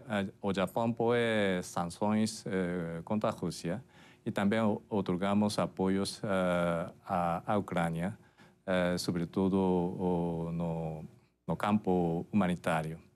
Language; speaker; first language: Portuguese; non-native, fluent; Japanese